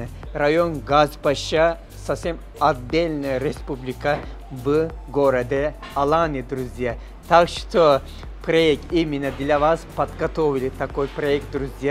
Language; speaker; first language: Russian; non-native, fluent; Turkish